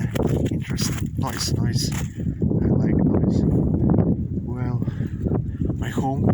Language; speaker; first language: English; non-native, learner; Ukrainian